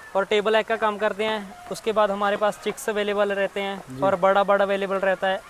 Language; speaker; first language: Hindi; native; Hindi